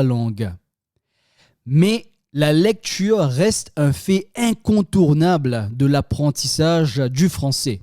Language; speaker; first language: French; native; French